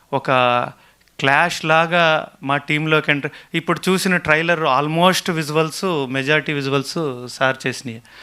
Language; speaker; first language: Telugu; native; Telugu